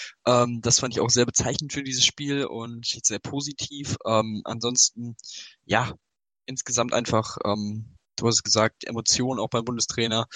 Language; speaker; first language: German; native; German